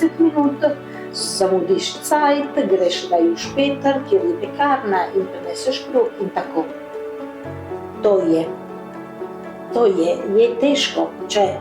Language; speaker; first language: Slovenian; early bilingual, heritage; Slovenian